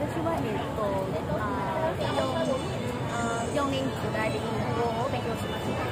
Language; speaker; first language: Japanese; non-native, learner; Vietnamese